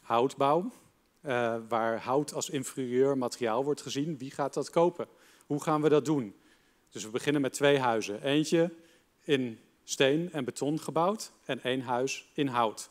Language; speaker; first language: Dutch; native; Dutch